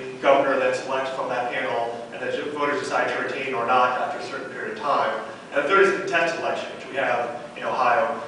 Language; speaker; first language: English; native; English